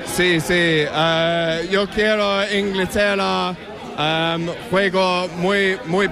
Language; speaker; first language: Spanish; non-native, learner; English